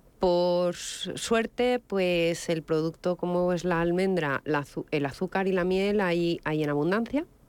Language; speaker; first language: Spanish; native; Spanish